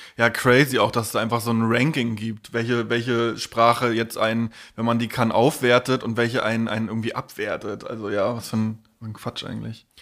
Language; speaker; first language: German; native; German